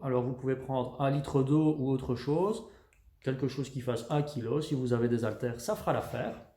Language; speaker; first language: French; native; French